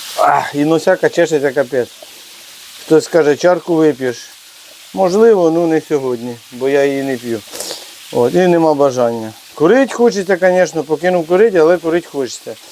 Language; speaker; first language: Ukrainian; native; Ukrainian